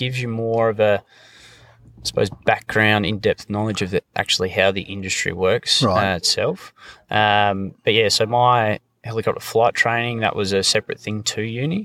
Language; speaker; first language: English; native; English